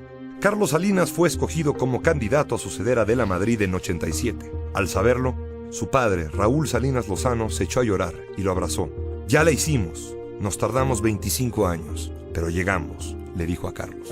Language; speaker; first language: Spanish; native; Spanish